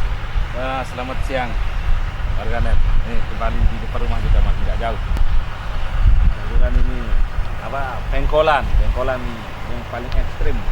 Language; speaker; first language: Indonesian; non-native, local second language; Sasak